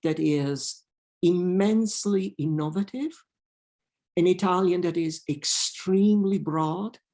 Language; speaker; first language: English; non-native, fluent; Italian